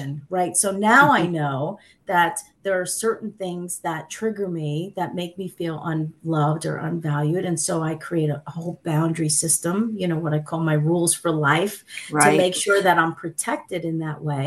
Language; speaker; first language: English; early bilingual, other home language; Sicilian